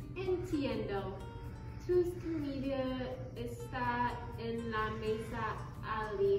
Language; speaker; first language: Spanish; non-native, learner; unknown